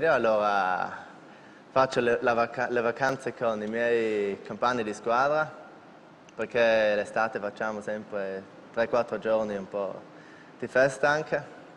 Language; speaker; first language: Italian; non-native, local second language; German